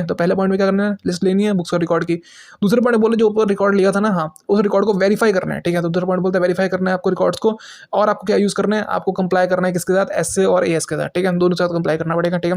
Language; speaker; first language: Hindi; native; Hindi